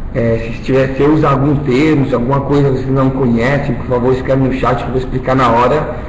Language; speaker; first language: Portuguese; early bilingual, other home language; Italian